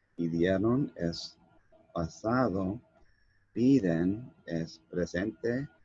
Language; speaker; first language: Spanish; non-native, learner; English